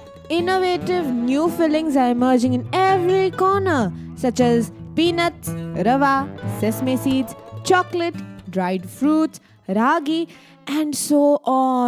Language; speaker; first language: English; non-native, local second language; Marathi